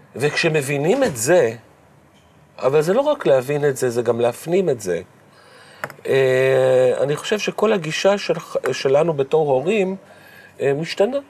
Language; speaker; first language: Hebrew; native; Hebrew